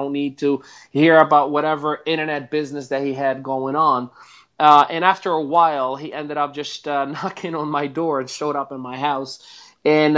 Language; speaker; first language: English; non-native, fluent; Arabic